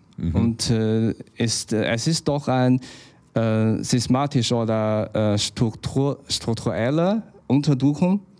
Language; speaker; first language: German; non-native, learner; Chinese